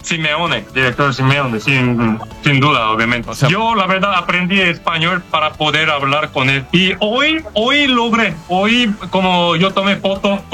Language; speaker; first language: Spanish; non-native, learner; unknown